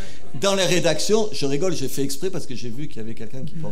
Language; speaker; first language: French; native; French